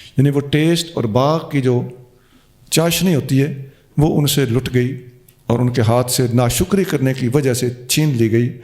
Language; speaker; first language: Urdu; non-native, local second language; Punjabi